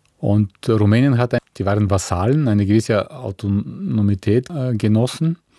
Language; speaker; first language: German; non-native, fluent; Bulgarian